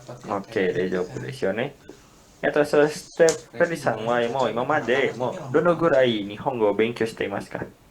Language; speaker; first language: Japanese; non-native, learner; Indonesian